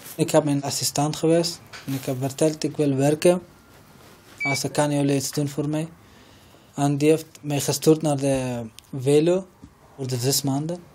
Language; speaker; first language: Dutch; non-native, learner; Persian